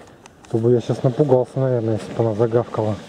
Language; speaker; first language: Russian; native; Russian